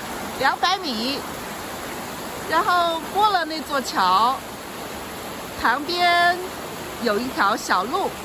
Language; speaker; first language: Chinese; non-native, local second language; Yao